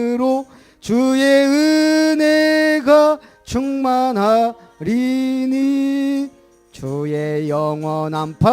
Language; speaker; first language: Korean; native; Korean